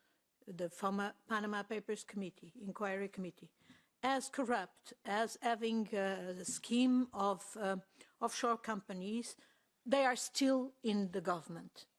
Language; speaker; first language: English; non-native, fluent; Portuguese